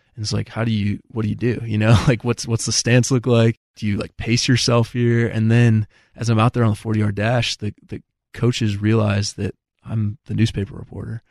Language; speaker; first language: English; native; English